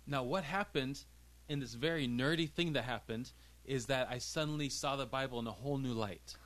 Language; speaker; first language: English; native; English